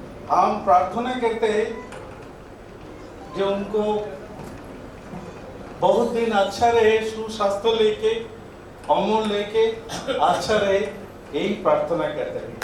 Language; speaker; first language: Hindi; non-native, local second language; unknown